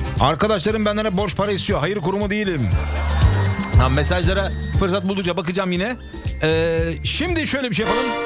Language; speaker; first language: Turkish; early bilingual, heritage; Turkish